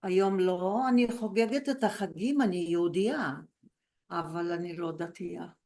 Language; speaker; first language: Hebrew; early bilingual, other home language; Polish